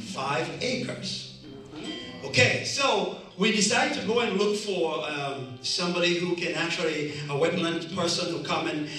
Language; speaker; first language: English; non-native, local second language; Kikuyu